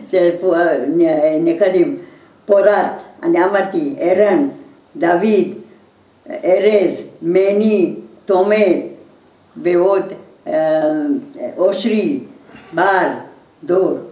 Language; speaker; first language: Hebrew; non-native, learner; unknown